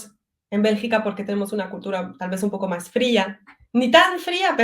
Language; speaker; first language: Spanish; early bilingual, heritage; French